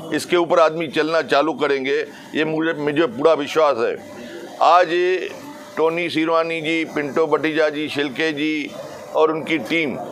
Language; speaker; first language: Hindi; non-native, local second language; Sindhi